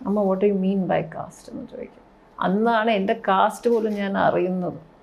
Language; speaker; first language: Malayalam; early bilingual, heritage; Malayalam